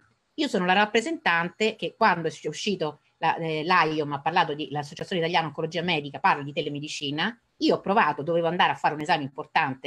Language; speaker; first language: Italian; native; Italian